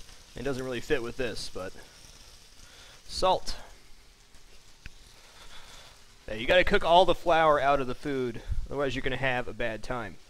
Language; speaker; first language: English; native; English